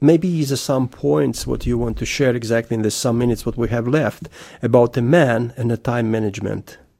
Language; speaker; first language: English; non-native, fluent; Latvian